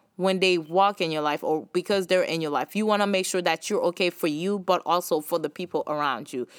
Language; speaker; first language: English; early bilingual, other home language; Haitian Creole